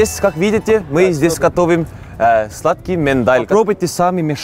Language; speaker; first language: Russian; non-native, learner; Estonian